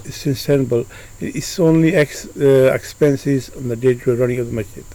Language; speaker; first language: English; early bilingual, other home language; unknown